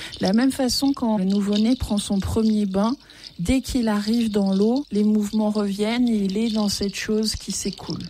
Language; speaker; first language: French; native; French